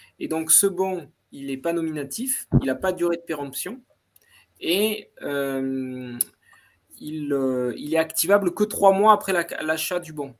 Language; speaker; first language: French; native; French